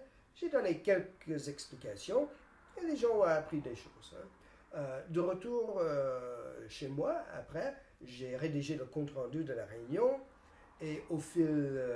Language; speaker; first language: French; non-native, fluent; English